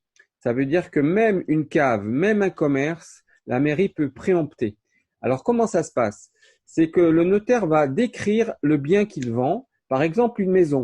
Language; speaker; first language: French; native; French